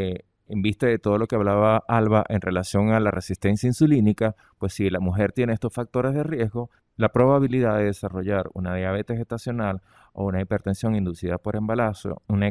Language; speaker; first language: Spanish; native; Spanish